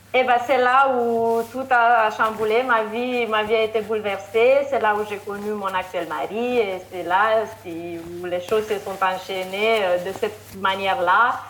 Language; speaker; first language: French; non-native, fluent; Romanian